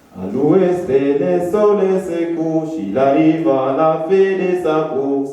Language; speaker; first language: French; non-native, local second language; Swahili